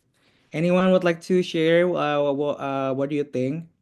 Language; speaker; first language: English; non-native, fluent; Indonesian